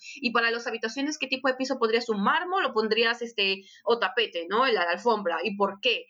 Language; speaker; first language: Spanish; native; Spanish